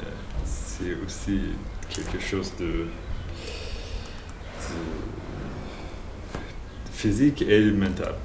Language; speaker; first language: French; non-native, learner; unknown